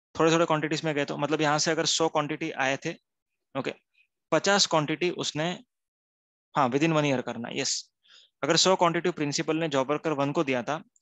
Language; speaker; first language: Hindi; non-native, local second language; Gujarati